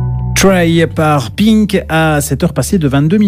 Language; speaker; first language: French; native; French